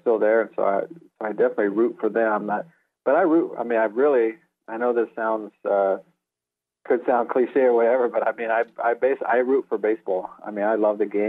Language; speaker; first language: English; native; English